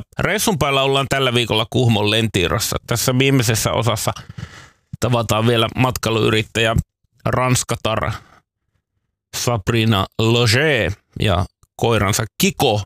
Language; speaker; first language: Finnish; native; Finnish